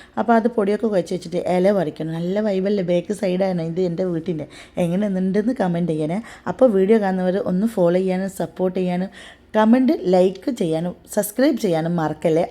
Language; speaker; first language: Malayalam; non-native, fluent; Tamil